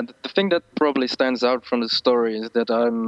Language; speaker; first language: English; non-native, fluent; Dutch